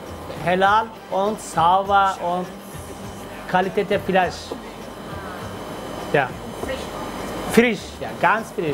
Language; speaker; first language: German; non-native, learner; Turkish